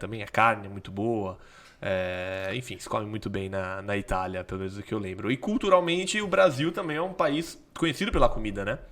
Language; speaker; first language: Portuguese; native; Portuguese